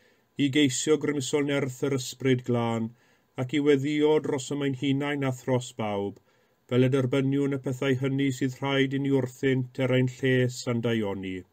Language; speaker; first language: Welsh; native; Welsh